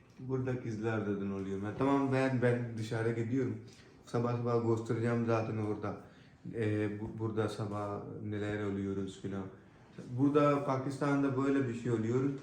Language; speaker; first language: Turkish; non-native, learner; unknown